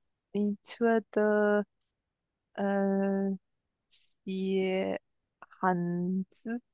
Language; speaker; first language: Chinese; non-native, learner; English